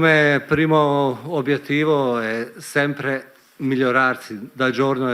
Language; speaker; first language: Italian; non-native, fluent; Bosnian